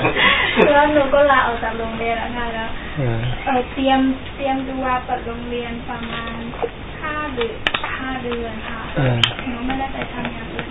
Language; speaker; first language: Thai; non-native, fluent; Chinese